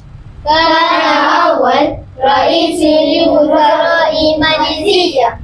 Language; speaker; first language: Arabic; non-native, learner; Malay